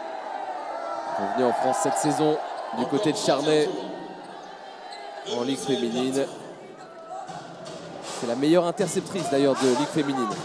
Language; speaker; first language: French; native; French